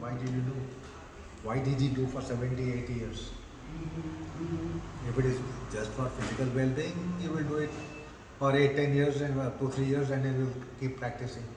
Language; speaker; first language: English; non-native, fluent; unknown